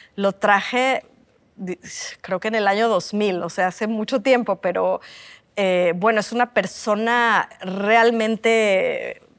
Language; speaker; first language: Spanish; native; Spanish